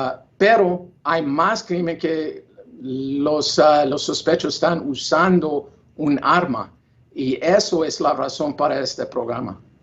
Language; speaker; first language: Spanish; non-native, learner; English